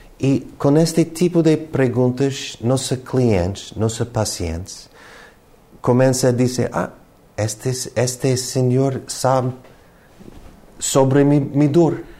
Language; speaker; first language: Portuguese; non-native, learner; English